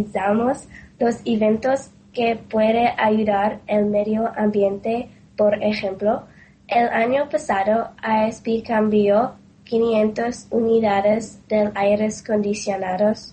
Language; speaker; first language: Spanish; non-native, learner; English